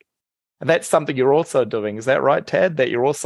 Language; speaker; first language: English; native; English